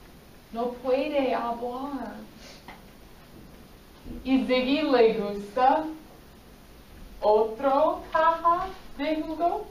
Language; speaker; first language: Spanish; non-native, fluent; English